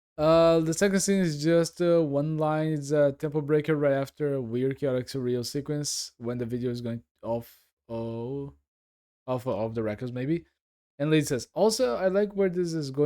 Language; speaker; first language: English; non-native, fluent; Portuguese